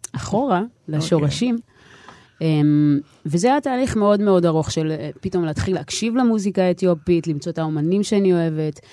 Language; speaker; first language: Hebrew; native; Hebrew